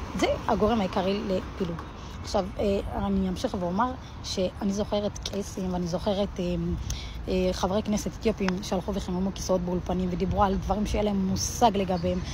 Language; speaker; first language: Hebrew; early bilingual, other home language; Amharic